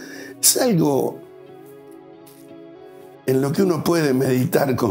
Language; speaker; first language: Spanish; native; Spanish